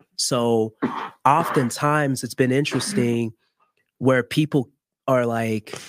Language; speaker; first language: English; early bilingual, other home language; Haitian Creole